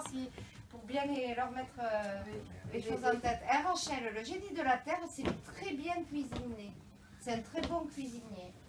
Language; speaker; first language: French; native; French